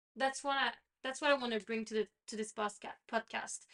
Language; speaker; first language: English; non-native, fluent; French